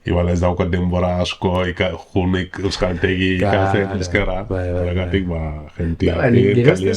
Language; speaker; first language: Basque; non-native, learner; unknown